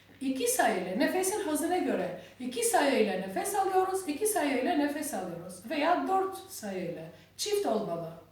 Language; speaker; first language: Turkish; non-native, learner; Albanian